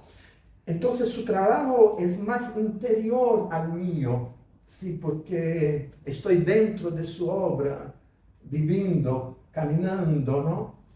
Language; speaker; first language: Spanish; non-native, fluent; Portuguese